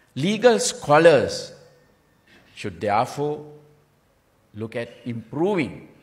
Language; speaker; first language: English; non-native, local second language; Sinhala